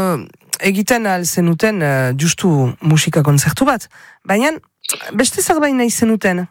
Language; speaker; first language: Basque; native; Basque